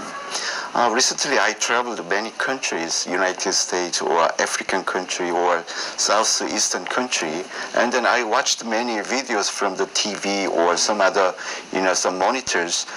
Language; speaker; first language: English; non-native, learner; Korean